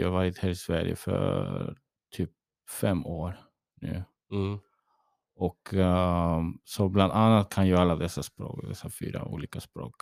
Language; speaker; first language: Swedish; early bilingual, heritage; English